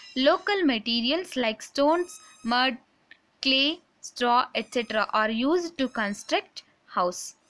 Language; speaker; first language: English; non-native, local second language; Telugu